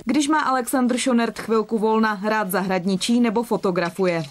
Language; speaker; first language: Czech; native; Czech